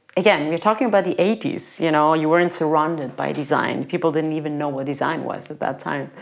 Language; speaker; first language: English; non-native, fluent; Italian